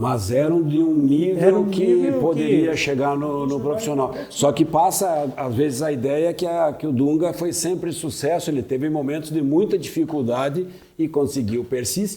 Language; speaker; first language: Portuguese; native; Portuguese